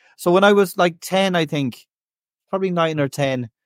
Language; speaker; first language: English; native; English